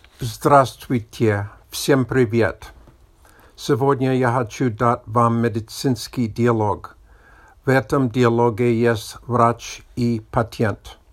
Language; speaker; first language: Russian; non-native, learner; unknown